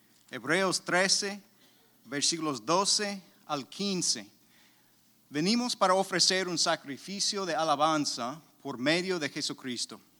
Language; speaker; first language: Spanish; native; Spanish